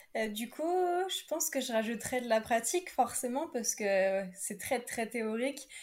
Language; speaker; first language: French; native; French